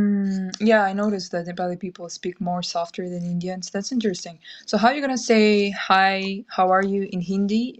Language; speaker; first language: English; non-native, fluent; Kyrgyz